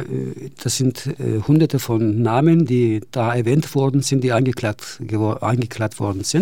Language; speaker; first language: German; non-native, fluent; Turkish